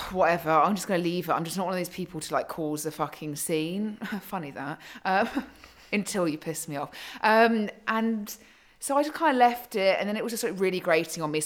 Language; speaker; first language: English; native; English